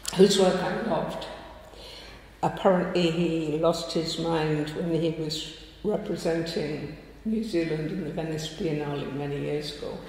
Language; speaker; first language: English; native; English